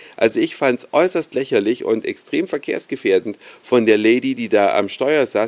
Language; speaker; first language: German; native; German